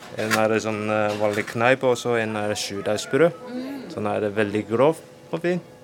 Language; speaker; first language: Norwegian; non-native, fluent; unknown